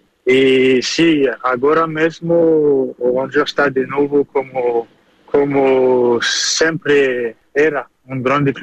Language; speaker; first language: Portuguese; early bilingual, heritage; French